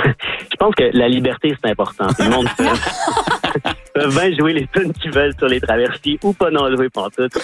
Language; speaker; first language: French; native; French